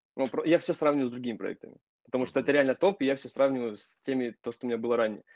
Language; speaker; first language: Russian; native; Russian